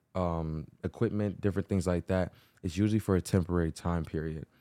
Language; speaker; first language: English; early bilingual, other home language; Haitian Creole